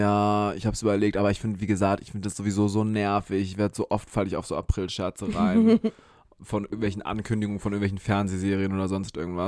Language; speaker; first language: German; native; German